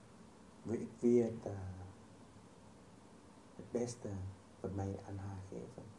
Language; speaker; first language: Dutch; non-native, fluent; Vietnamese